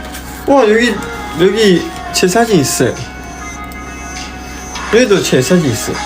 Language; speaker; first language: Korean; non-native, fluent; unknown